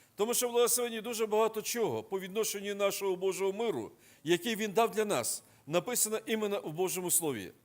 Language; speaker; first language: Ukrainian; non-native, local second language; Russian